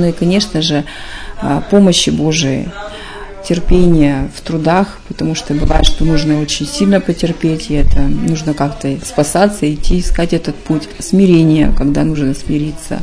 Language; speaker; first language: Russian; native; Russian